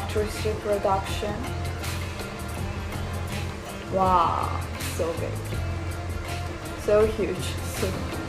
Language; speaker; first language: English; non-native, fluent; Urdu